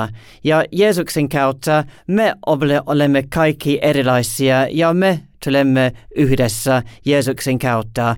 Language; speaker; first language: Finnish; non-native, learner; English